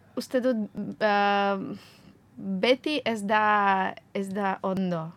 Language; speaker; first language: Basque; non-native, learner; Ukrainian